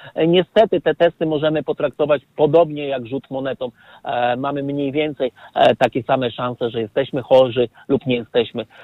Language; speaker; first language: Polish; native; Polish